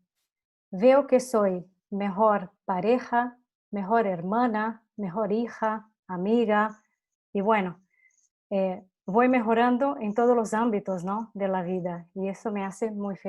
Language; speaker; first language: Spanish; non-native, fluent; Portuguese